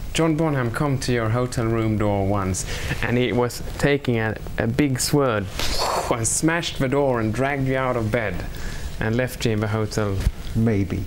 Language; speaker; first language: English; non-native, fluent; Swedish